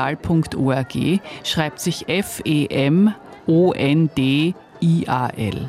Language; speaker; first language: German; native; German